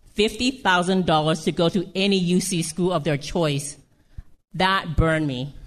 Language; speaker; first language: English; early bilingual, other home language; Lao